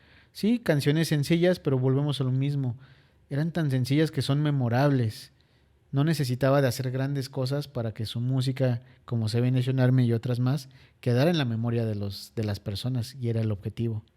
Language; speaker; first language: Spanish; native; Spanish